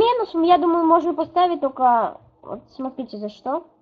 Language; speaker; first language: Russian; native; Russian